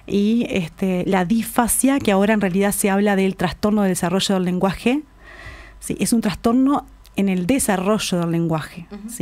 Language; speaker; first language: Spanish; native; Spanish